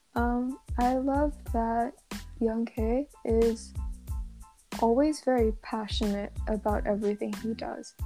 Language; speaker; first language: English; non-native, local second language; Cantonese